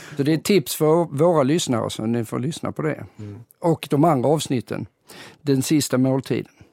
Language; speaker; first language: Swedish; native; Swedish